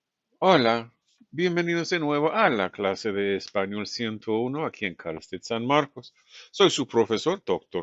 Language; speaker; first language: Spanish; non-native, fluent; English